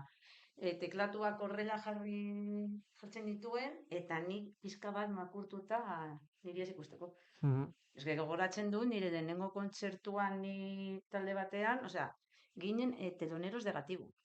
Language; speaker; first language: Basque; non-native, local second language; Spanish